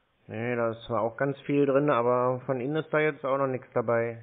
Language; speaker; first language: German; native; German